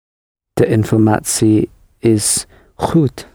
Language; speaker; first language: Dutch; non-native, learner; English